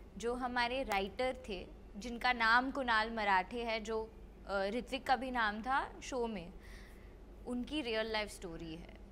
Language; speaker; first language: Hindi; non-native, local second language; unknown